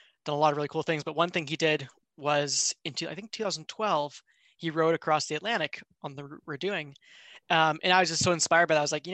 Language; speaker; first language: English; native; English